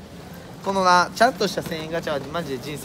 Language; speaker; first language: Japanese; native; Japanese